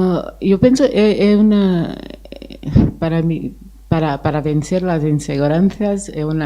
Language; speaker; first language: Spanish; non-native, fluent; Portuguese